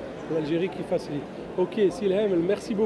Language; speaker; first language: French; native; French